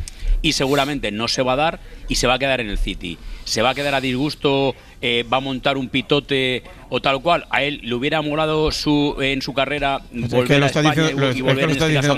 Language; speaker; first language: Spanish; native; Spanish